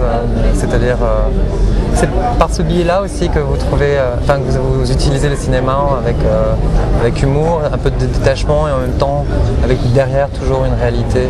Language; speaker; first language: French; native; French